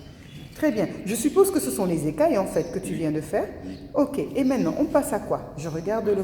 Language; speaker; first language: French; native; French